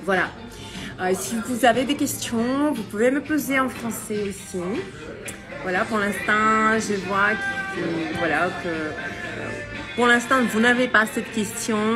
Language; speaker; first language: French; non-native, fluent; Russian